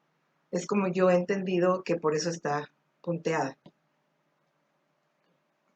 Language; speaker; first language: Spanish; native; Spanish